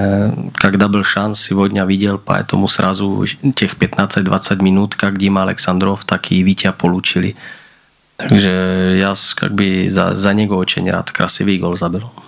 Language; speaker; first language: Russian; non-native, learner; Slovak